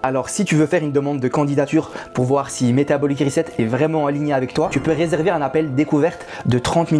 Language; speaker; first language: French; native; French